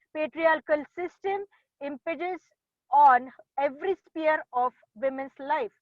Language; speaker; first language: English; non-native, local second language; Marathi